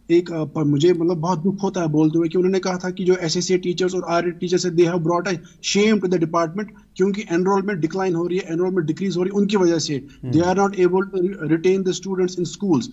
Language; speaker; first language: Urdu; native; Urdu